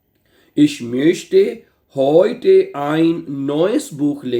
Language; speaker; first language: German; non-native, fluent; Urdu